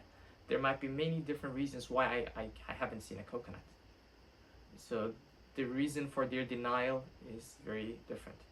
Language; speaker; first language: English; non-native, fluent; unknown